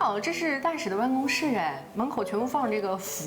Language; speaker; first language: Chinese; native; Chinese